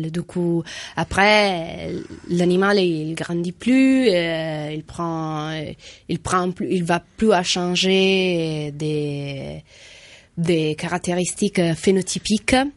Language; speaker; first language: French; non-native, fluent; Italian